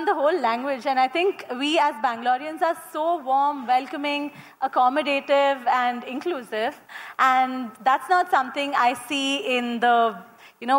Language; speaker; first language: English; non-native, local second language; Kannada